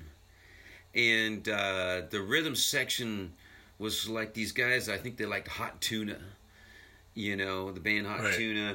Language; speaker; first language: English; native; English